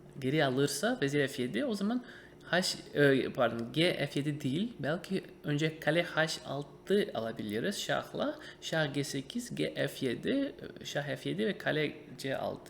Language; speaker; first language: Turkish; non-native, fluent; Russian